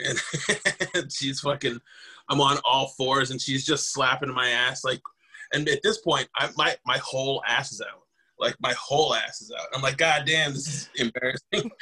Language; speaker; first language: English; native; English